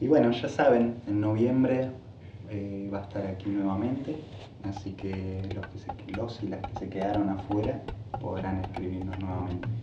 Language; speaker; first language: Spanish; native; Spanish